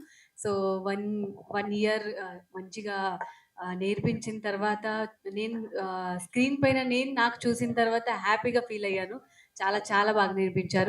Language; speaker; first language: Telugu; non-native, local second language; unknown